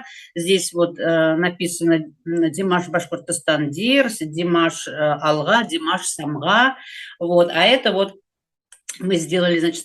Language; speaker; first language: Russian; native; Russian